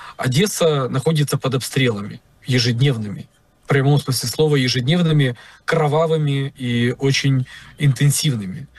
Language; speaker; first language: Russian; native; Russian